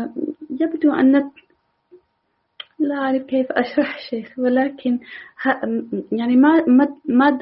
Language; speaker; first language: Arabic; non-native, learner; English